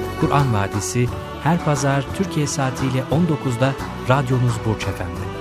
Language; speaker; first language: Turkish; native; Turkish